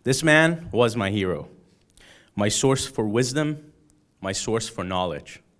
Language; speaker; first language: English; early bilingual, other home language; Persian